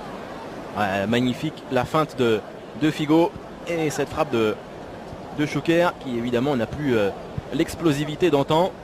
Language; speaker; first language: French; native; French